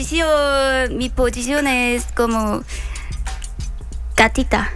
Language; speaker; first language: Spanish; non-native, learner; Korean